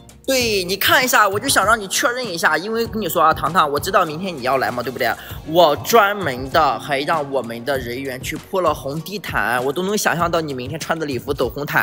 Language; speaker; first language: Chinese; native; Chinese